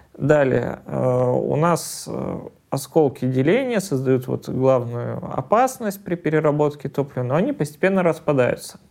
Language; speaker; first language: Russian; native; Russian